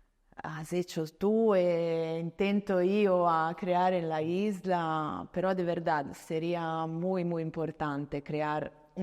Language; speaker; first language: Spanish; non-native, fluent; Italian